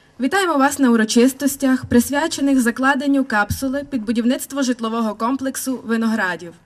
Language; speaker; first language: Ukrainian; native; Ukrainian